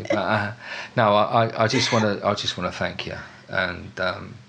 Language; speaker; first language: English; native; English